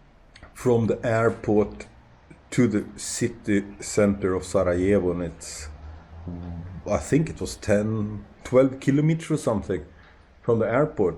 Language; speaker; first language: English; non-native, fluent; Swedish